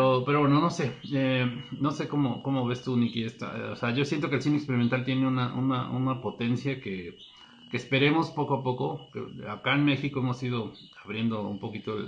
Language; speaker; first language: Spanish; native; Spanish